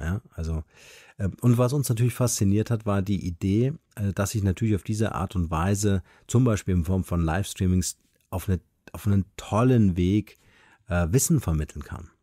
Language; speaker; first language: German; native; German